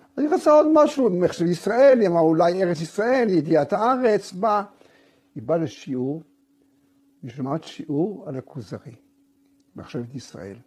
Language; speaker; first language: Hebrew; native; Hebrew